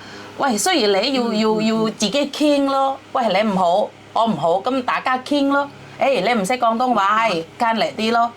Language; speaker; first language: Cantonese; non-native, fluent; Javanese